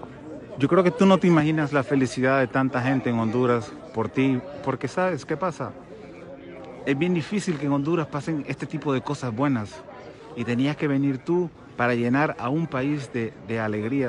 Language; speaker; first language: Spanish; native; Spanish